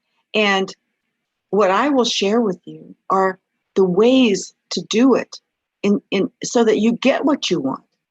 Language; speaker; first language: English; native; English